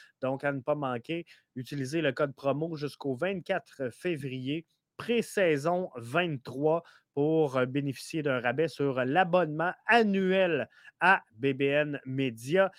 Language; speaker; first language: French; native; French